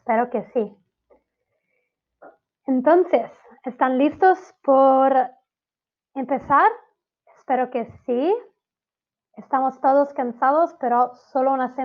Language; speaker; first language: Spanish; non-native, fluent; Italian